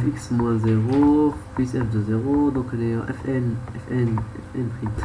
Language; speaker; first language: French; non-native, local second language; Arabic